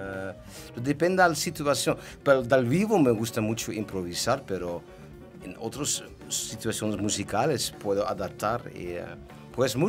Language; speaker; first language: Spanish; non-native, learner; Dutch